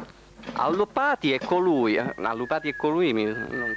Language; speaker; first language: Italian; native; Italian